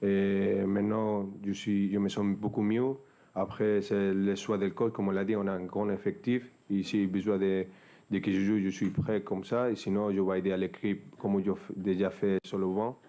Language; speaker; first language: French; non-native, fluent; Spanish